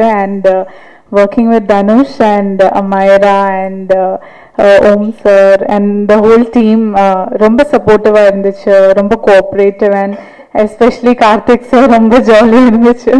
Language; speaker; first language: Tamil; non-native, learner; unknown